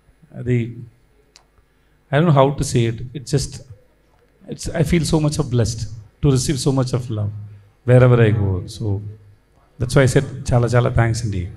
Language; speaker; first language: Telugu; non-native, learner; Tamil